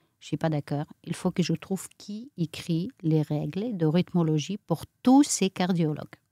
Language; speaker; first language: French; non-native, fluent; Romanian